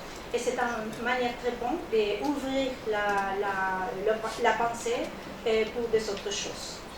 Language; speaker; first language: French; non-native, learner; Spanish